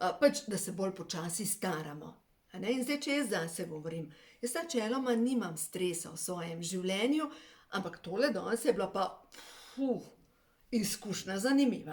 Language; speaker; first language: Slovenian; native; Slovenian